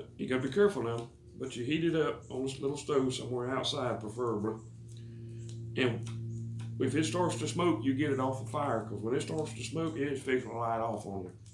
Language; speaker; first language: English; native; English